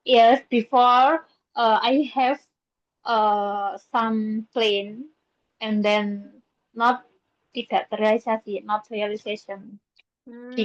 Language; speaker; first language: English; non-native, learner; Indonesian